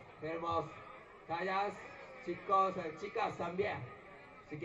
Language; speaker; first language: Spanish; non-native, learner; Japanese